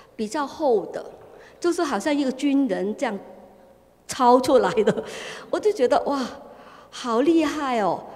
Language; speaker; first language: Chinese; non-native, fluent; Cantonese